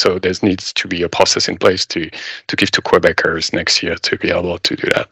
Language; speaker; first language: English; non-native, fluent; French